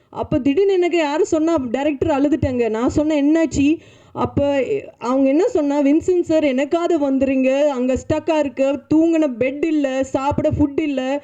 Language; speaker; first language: Tamil; non-native, learner; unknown